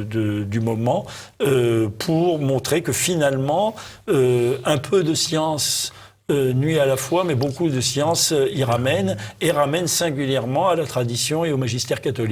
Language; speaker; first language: French; native; French